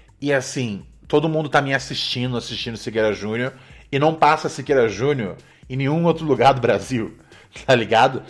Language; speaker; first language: Portuguese; native; Portuguese